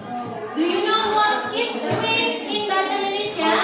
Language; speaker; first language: English; non-native, local second language; Indonesian